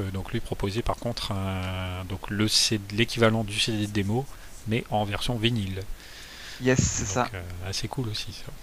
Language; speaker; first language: French; native; French